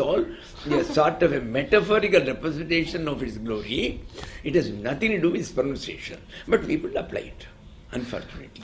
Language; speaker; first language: English; non-native, local second language; Tamil